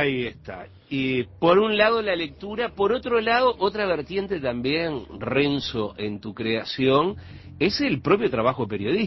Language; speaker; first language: Spanish; native; Spanish